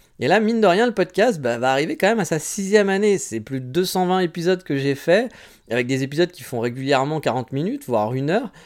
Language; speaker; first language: French; native; French